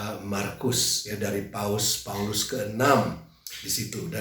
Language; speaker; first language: Indonesian; native; Indonesian